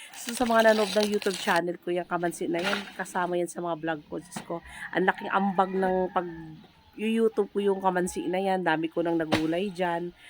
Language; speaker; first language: Filipino; non-native, local second language; Cebuano